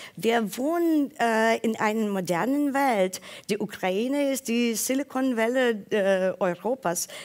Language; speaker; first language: German; non-native, fluent; Ukrainian